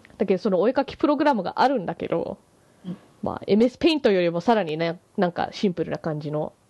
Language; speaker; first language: Japanese; native; Japanese